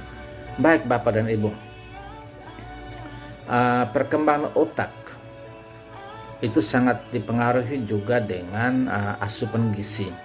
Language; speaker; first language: Indonesian; native; Indonesian